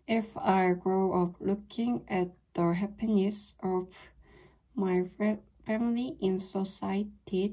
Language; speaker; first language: English; non-native, learner; Korean